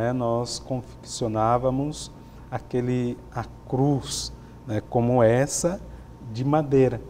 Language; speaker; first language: Portuguese; native; Portuguese